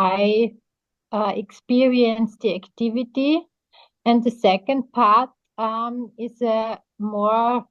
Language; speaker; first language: English; non-native, fluent; German